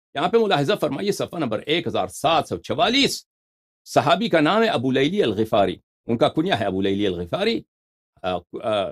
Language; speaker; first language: Urdu; native; Urdu